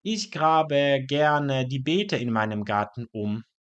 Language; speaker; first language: German; non-native, fluent; Polish